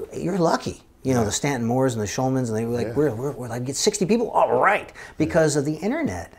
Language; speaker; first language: English; native; English